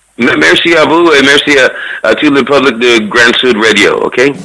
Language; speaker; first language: French; non-native, learner; English